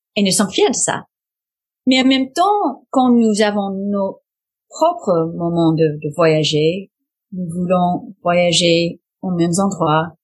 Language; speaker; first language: French; non-native, fluent; English